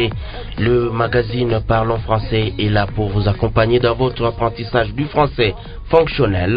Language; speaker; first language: French; non-native, local second language; Lingala